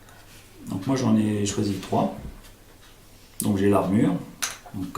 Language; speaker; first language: French; native; French